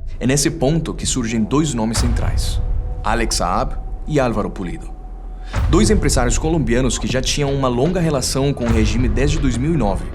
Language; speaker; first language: Portuguese; non-native, fluent; Spanish